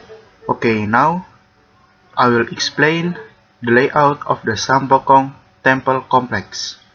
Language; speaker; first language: English; non-native, learner; Indonesian